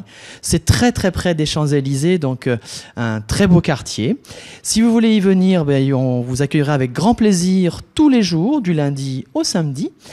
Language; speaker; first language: French; native; French